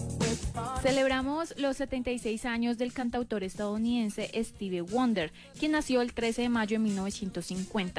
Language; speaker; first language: Spanish; native; Spanish